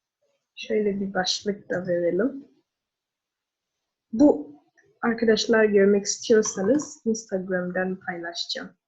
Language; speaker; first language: Turkish; non-native, learner; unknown